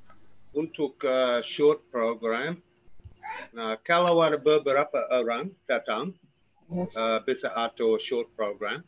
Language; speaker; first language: Indonesian; non-native, fluent; English